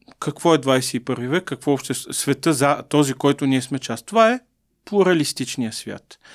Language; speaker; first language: Bulgarian; native; Bulgarian